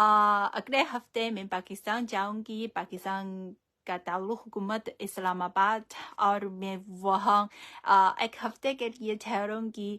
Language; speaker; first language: Hindi; non-native, fluent; Chinese